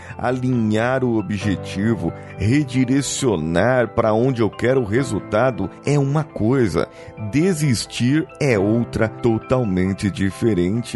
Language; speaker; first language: Portuguese; native; Portuguese